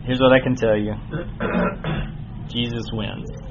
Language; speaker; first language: English; native; English